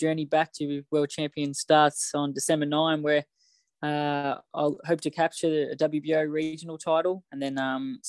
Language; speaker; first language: English; native; English